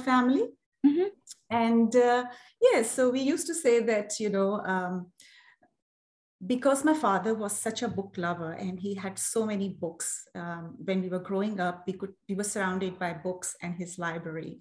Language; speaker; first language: English; non-native, local second language; Urdu